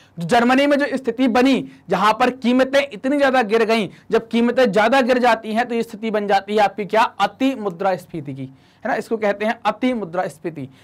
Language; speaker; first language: Hindi; native; Hindi